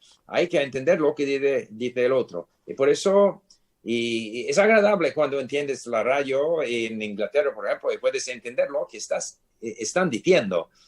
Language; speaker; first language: Spanish; non-native, fluent; English